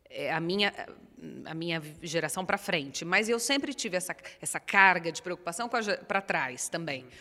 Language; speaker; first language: Portuguese; native; Portuguese